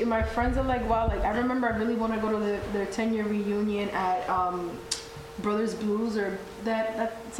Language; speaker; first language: English; early bilingual, other home language; Spanish